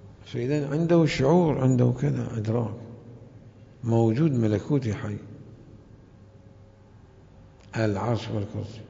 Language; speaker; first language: Arabic; native; Arabic